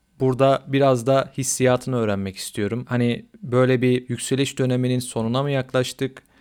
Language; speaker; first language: Turkish; native; Turkish